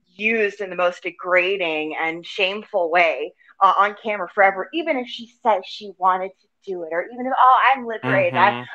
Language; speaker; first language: English; native; English